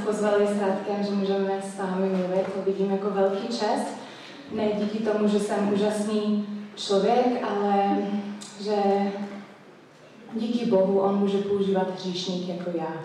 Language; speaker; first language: Czech; non-native, fluent; English